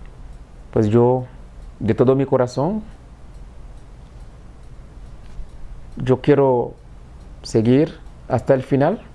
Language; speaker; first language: Spanish; non-native, fluent; Haitian Creole